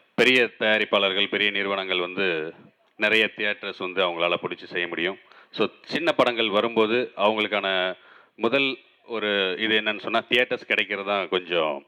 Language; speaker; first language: Tamil; native; Tamil